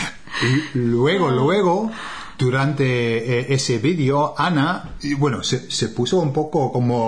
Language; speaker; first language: Spanish; non-native, fluent; English